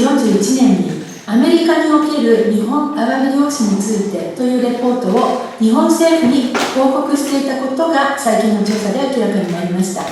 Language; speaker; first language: Japanese; native; Japanese